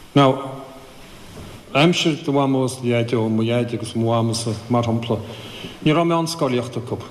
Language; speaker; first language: Irish; native; Irish